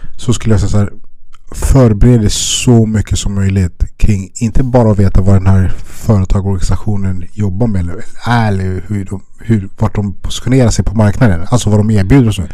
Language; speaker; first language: Swedish; early bilingual, other home language; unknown